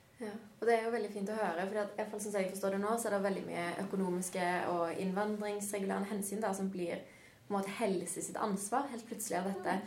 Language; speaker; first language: Norwegian; native; Norwegian